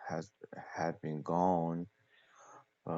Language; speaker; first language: English; non-native, learner; Korean